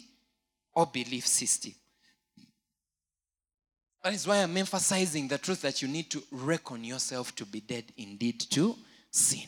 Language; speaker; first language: English; non-native, local second language; Ganda